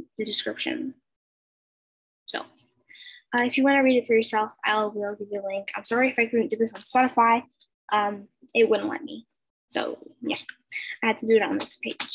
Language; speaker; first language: English; non-native, fluent; Spanish